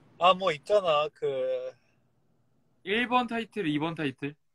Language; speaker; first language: Korean; early bilingual, heritage; Korean